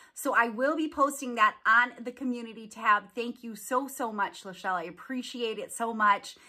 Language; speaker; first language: English; native; English